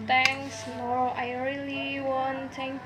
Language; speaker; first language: English; non-native, learner; Indonesian